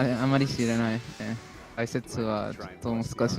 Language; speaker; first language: Japanese; non-native, learner; Spanish